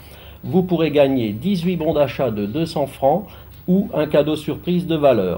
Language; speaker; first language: French; native; French